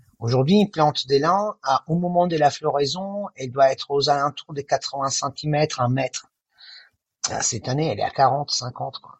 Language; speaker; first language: French; non-native, fluent; Italian